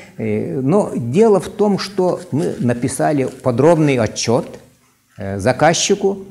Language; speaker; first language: Russian; non-native, local second language; Yakut